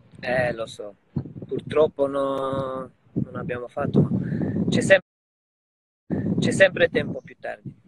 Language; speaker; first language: Italian; non-native, fluent; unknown